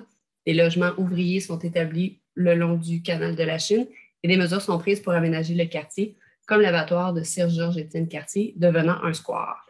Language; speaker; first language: French; native; French